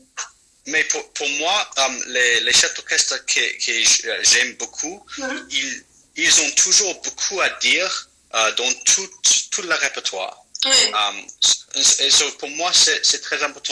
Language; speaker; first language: French; non-native, fluent; English